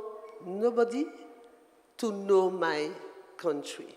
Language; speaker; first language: English; non-native, learner; French